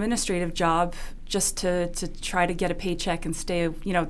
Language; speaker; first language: English; non-native, fluent; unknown